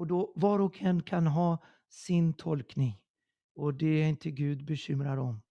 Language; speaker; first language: Swedish; non-native, fluent; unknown